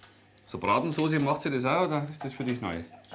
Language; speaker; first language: German; native; German